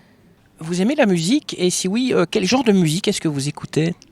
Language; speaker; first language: French; native; French